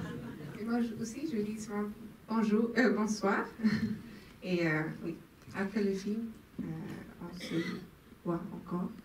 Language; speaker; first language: French; non-native, local second language; Swedish